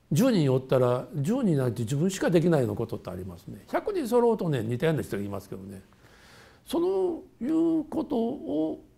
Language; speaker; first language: Japanese; native; Japanese